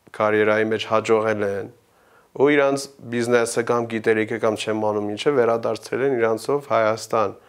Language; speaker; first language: Armenian; early bilingual, heritage; Armenian